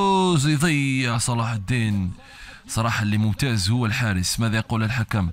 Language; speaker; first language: Arabic; native; Arabic